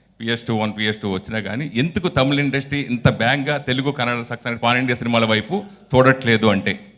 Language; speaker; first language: Telugu; native; Telugu